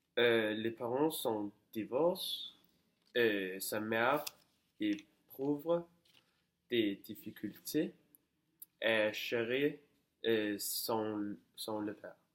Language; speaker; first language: French; non-native, learner; Danish